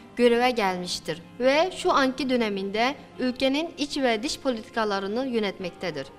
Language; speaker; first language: Turkish; non-native, fluent; Uyghur